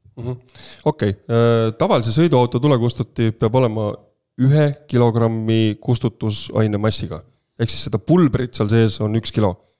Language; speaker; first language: Estonian; native; Estonian